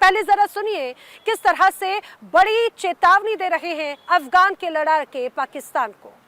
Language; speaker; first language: Hindi; native; Hindi